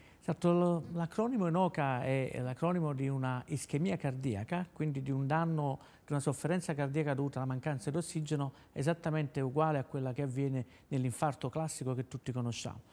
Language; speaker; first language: Italian; native; Italian